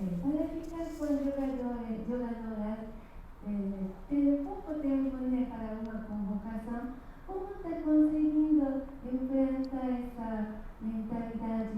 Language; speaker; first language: Portuguese; non-native, learner; Japanese